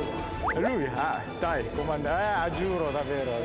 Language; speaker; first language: Italian; non-native, learner; Korean